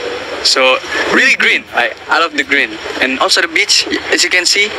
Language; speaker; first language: English; non-native, learner; Indonesian